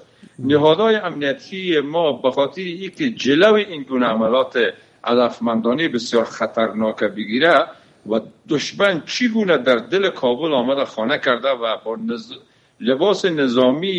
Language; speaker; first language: Persian; native; Persian